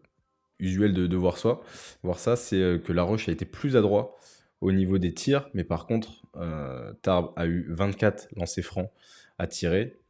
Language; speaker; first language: French; native; French